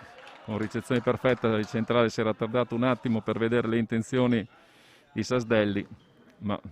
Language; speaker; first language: Italian; native; Italian